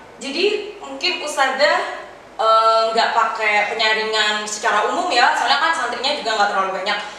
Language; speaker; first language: Indonesian; native; Indonesian